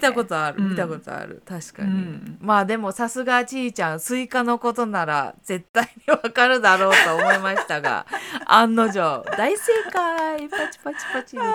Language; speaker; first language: Japanese; native; Japanese